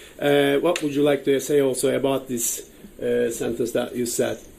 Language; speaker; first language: English; non-native, fluent; Turkish